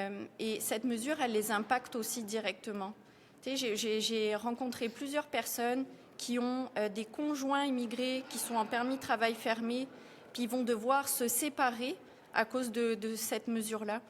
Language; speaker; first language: French; native; French